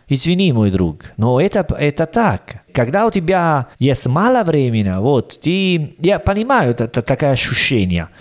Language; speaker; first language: Russian; non-native, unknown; Italian